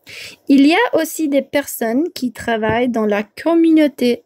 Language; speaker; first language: French; non-native, fluent; English